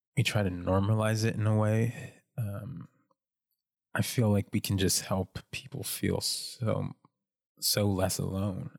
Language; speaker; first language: English; native; English